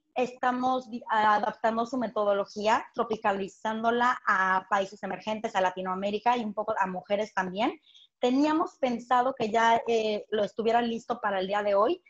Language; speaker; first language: Spanish; native; Spanish